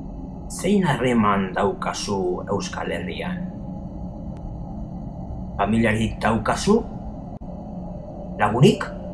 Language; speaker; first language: Basque; non-native, learner; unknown